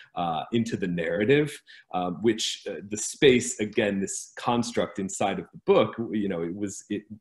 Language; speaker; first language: English; native; English